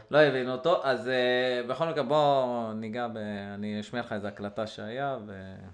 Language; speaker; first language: Hebrew; native; Hebrew